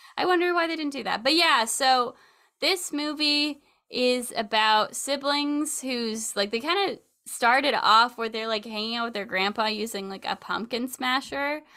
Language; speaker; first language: English; native; English